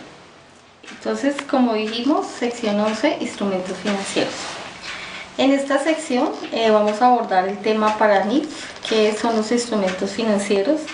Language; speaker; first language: Spanish; native; Spanish